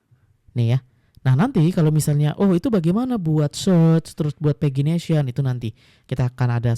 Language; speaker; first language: Indonesian; native; Indonesian